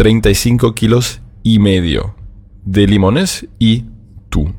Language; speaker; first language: Spanish; non-native, fluent; German